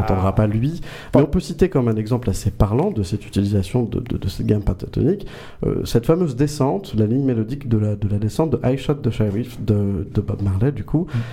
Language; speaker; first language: French; native; French